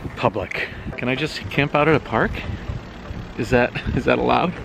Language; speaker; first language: English; native; English